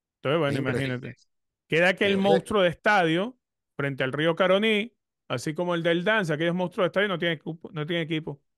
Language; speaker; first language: Spanish; native; Spanish